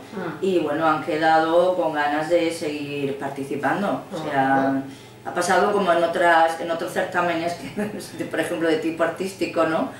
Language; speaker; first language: Spanish; native; Spanish